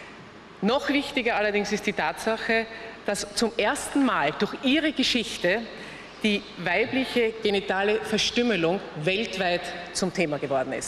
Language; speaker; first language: German; native; German